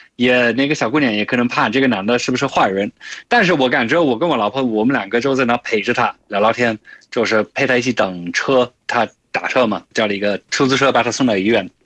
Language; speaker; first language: Chinese; non-native, fluent; English